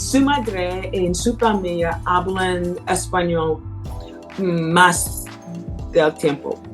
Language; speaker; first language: Spanish; non-native, learner; English